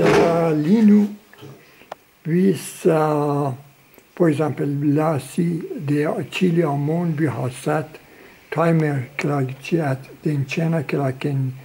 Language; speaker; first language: Danish; non-native, local second language; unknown